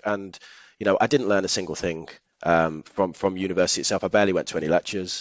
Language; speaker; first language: English; native; English